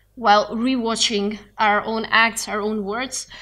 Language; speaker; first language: English; non-native, fluent; Macedonian